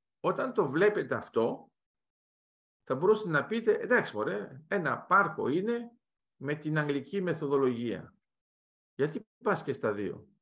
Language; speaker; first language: Greek; early bilingual, heritage; Greek